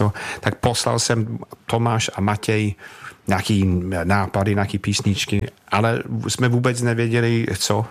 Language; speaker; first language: Czech; non-native, fluent; English